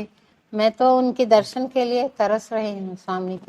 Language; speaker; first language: Hindi; non-native, local second language; Telugu